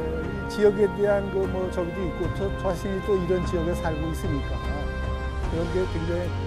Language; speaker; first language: Korean; native; Korean